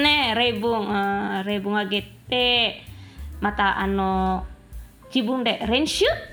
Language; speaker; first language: Japanese; non-native, fluent; Minangkabau